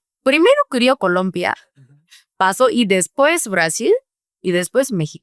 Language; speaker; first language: Spanish; non-native, fluent; Korean